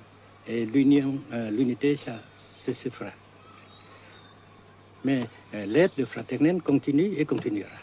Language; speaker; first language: French; non-native, local second language; Vietnamese